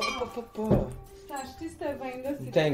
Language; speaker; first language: English; non-native, learner; French